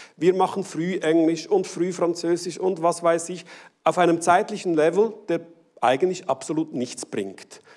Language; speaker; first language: German; native; German